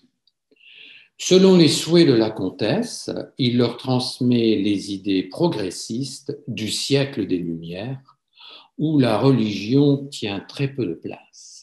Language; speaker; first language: French; native; French